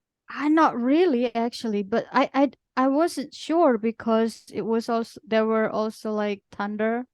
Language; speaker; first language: English; non-native, fluent; Indonesian